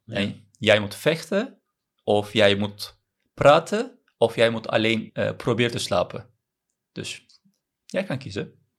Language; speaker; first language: Dutch; non-native, learner; Turkish